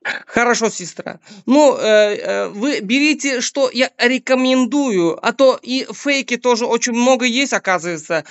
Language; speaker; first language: Russian; non-native, local second language; Uzbek